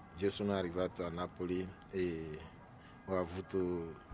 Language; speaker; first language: Italian; non-native, fluent; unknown